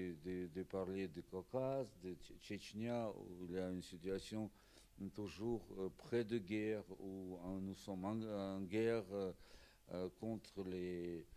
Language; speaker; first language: French; non-native, fluent; Russian